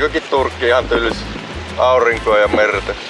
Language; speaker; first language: Finnish; native; Finnish